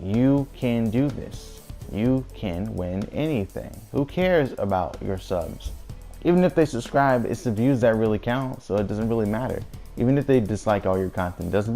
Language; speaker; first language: English; native; English